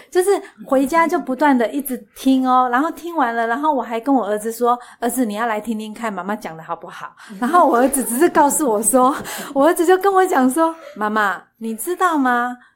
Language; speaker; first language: Chinese; native; Chinese